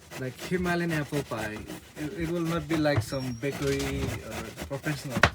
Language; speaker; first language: English; non-native, learner; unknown